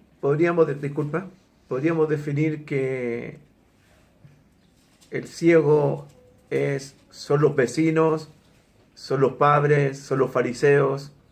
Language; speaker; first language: Spanish; native; Spanish